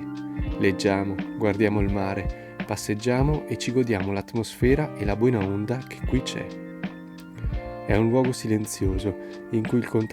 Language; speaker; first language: Italian; native; Italian